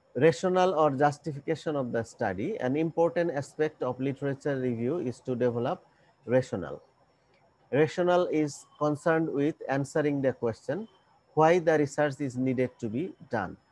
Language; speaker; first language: English; non-native, local second language; Bangla